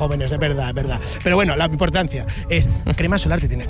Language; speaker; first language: Spanish; native; Spanish